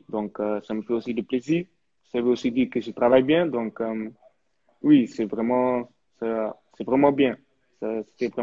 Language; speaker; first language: French; early bilingual, heritage; French